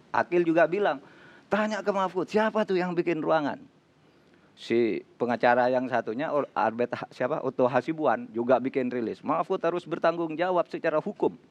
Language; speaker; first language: Indonesian; non-native, local second language; Madurese